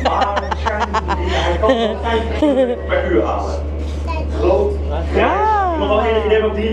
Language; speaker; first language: Dutch; native; Dutch